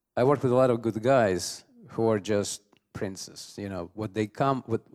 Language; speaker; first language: English; non-native, fluent; Russian